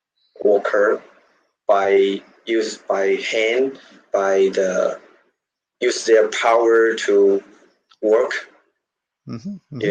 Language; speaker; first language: English; non-native, learner; Chinese